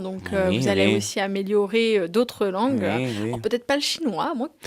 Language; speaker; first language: French; native; French